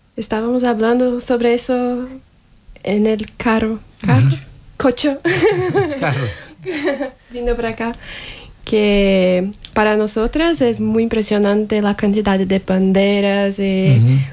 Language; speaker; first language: Spanish; non-native, learner; Portuguese